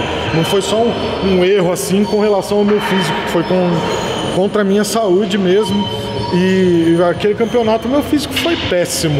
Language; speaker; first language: Portuguese; native; Portuguese